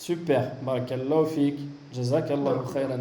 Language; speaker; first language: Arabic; non-native, fluent; French